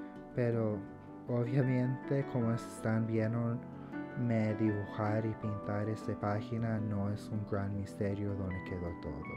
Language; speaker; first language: Spanish; early bilingual, heritage; English